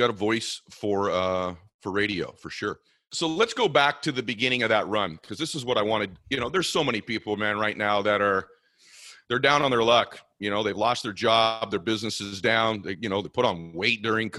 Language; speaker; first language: English; native; English